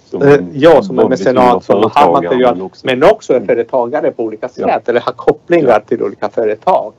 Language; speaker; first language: Swedish; non-native, fluent; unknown